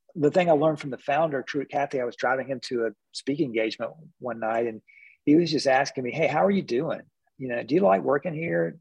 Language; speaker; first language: English; native; English